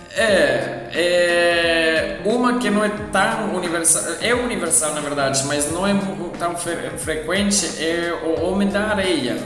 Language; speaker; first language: Portuguese; non-native, fluent; German